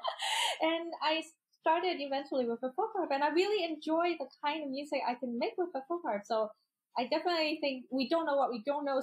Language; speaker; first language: English; non-native, local second language; Cantonese